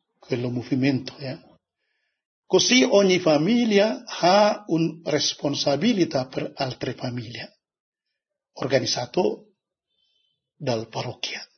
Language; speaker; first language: Italian; non-native, learner; Indonesian